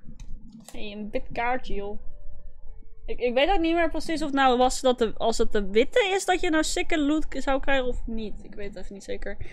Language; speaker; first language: Dutch; native; Dutch